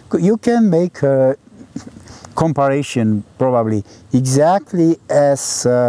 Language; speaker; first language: English; non-native, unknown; Romanian